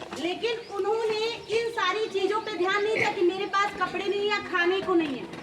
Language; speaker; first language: Hindi; native; Hindi